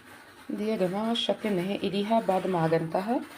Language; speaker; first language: Arabic; native; Arabic